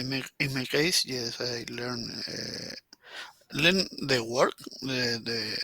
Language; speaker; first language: English; non-native, learner; Spanish